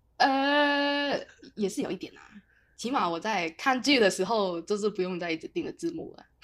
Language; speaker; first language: Chinese; non-native, local second language; Cantonese